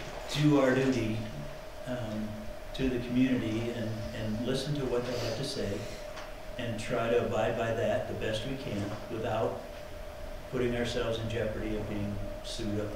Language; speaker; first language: English; native; English